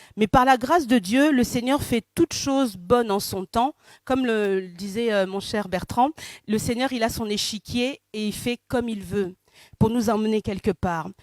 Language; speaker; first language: French; early bilingual, other home language; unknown